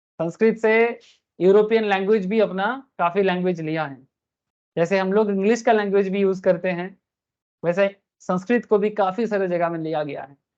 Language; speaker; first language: Hindi; non-native, local second language; Bangla